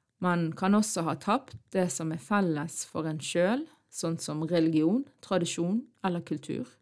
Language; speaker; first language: Norwegian; early bilingual, other home language; Arabic